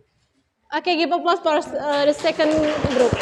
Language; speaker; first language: English; non-native, learner; Indonesian